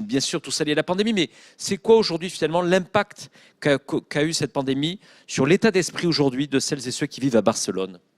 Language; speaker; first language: French; native; French